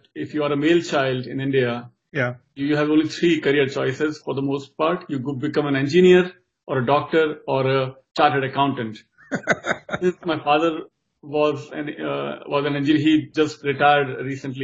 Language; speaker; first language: English; non-native, local second language; Hindi